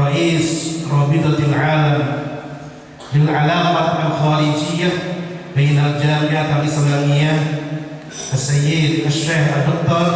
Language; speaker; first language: Arabic; non-native, fluent; Indonesian